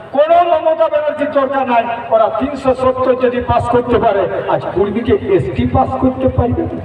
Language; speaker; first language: Bangla; non-native, local second language; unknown